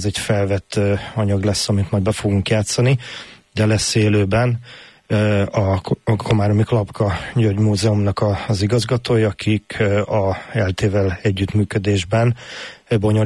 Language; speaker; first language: Hungarian; native; Hungarian